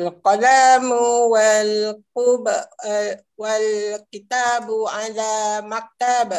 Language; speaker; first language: Arabic; non-native, learner; Malay